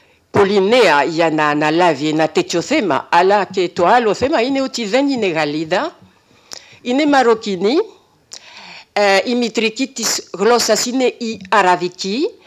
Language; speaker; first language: Greek; non-native, fluent; French